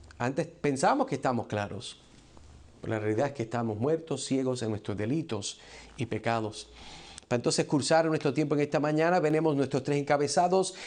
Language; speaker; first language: Spanish; early bilingual, heritage; Spanish